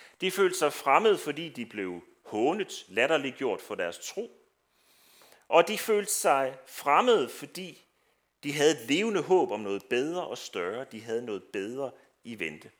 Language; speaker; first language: Danish; native; Danish